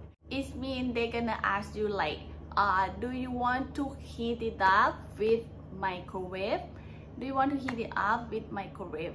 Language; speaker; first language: English; non-native, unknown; Thai